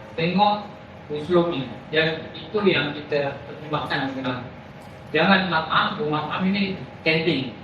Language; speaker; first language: Malay; native; Malay